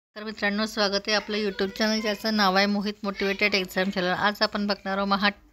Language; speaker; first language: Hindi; non-native, local second language; Marathi